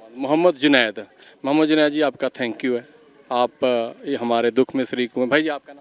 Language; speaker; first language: Hindi; non-native, local second language; Punjabi